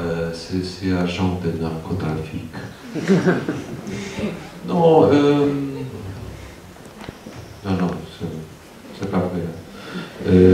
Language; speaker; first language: French; non-native, fluent; Spanish